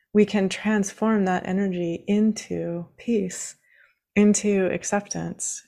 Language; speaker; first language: English; native; English